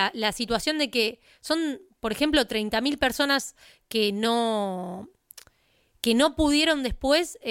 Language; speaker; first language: Spanish; native; Spanish